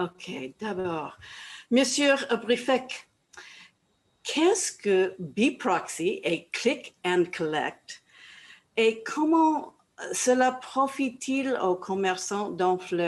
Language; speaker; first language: French; non-native, learner; English